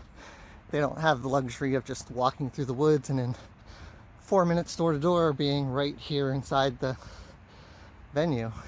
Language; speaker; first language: English; native; English